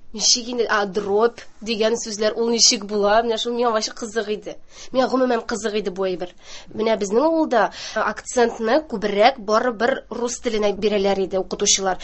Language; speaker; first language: Tatar; native; Tatar